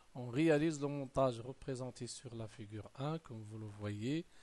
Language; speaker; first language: French; non-native, local second language; Arabic